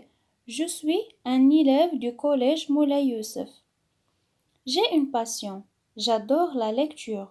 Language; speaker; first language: French; non-native, local second language; Arabic